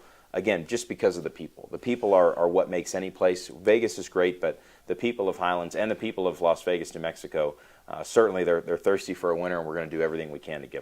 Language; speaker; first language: English; native; English